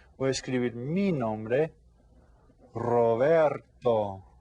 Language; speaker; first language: Spanish; non-native, fluent; English